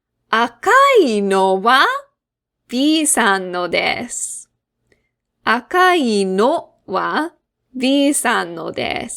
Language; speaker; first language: Japanese; non-native, fluent; English